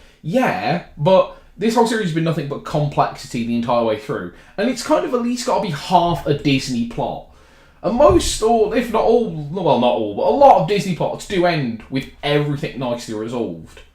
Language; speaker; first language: English; native; English